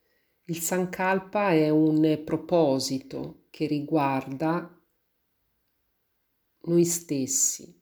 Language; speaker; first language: Italian; native; Italian